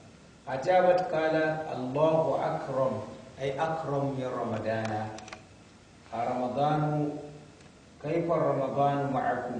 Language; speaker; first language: Arabic; non-native, fluent; Hausa